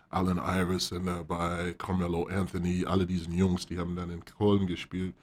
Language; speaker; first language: German; non-native, fluent; English